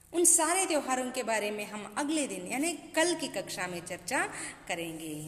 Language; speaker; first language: Hindi; non-native, local second language; Kannada